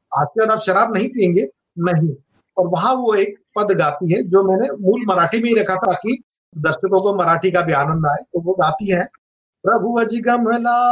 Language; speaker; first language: Hindi; non-native, local second language; Marathi